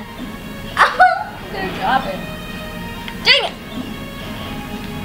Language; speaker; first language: English; native; English